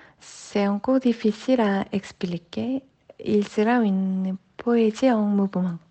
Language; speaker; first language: French; non-native, fluent; Korean